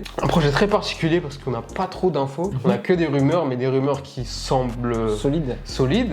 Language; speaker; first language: French; native; French